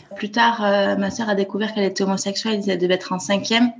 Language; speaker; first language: French; native; French